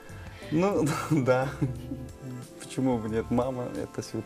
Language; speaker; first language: Russian; non-native, fluent; Turkmen